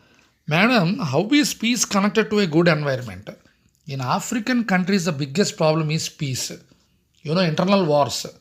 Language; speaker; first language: English; non-native, local second language; Telugu